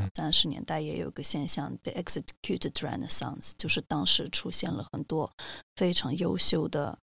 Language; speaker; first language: Chinese; non-native, fluent; Russian